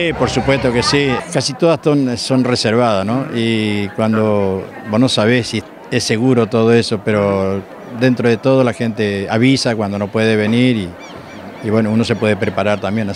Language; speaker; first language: Spanish; native; Spanish